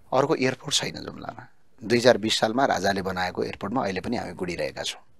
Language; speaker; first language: Nepali; native; Nepali